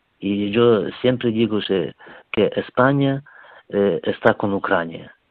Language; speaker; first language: Spanish; non-native, learner; Ukrainian